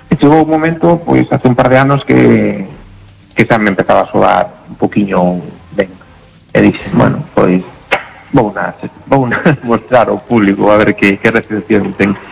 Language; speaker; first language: Galician; non-native, local second language; Spanish